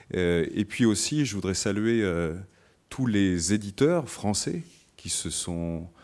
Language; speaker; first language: French; native; French